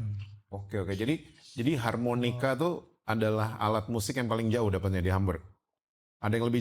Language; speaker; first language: Indonesian; native; Indonesian